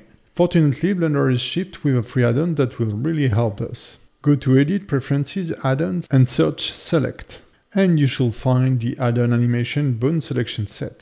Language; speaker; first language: English; non-native, fluent; French